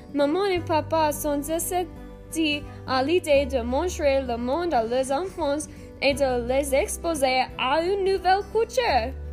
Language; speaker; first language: French; non-native, learner; English